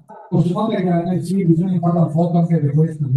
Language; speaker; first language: Italian; native; Italian